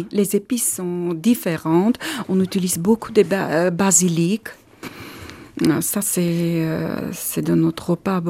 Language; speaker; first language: French; non-native, learner; Armenian